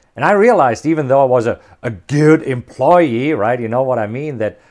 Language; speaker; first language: English; non-native, fluent; German